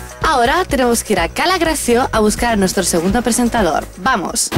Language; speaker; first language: Spanish; native; Spanish